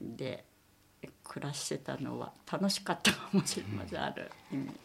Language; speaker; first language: Japanese; native; Japanese